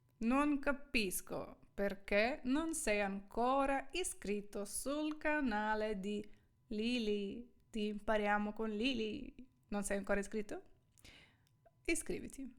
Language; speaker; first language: Italian; non-native, fluent; Ukrainian